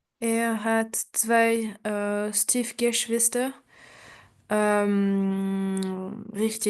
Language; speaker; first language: German; non-native, learner; French